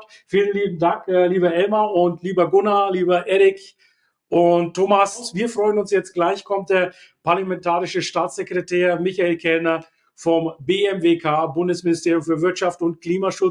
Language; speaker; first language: German; native; German